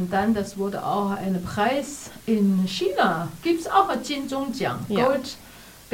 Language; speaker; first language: German; non-native, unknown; Chinese